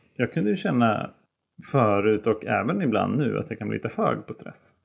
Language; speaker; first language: Swedish; native; Swedish